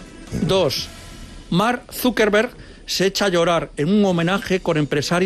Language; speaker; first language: Spanish; native; Spanish